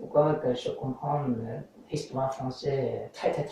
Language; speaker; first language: French; non-native, fluent; English